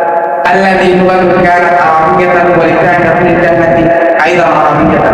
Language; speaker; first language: Arabic; non-native, learner; Bangla